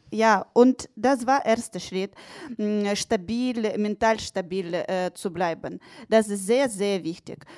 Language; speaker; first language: German; non-native, learner; Ukrainian